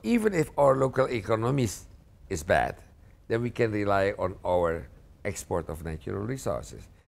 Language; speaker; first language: English; non-native, fluent; Indonesian